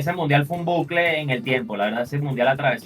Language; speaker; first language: Spanish; native; Spanish